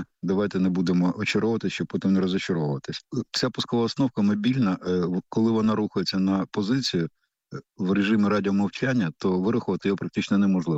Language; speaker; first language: Ukrainian; native; Ukrainian